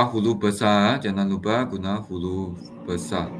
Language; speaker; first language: Malay; non-native, local second language; Chinese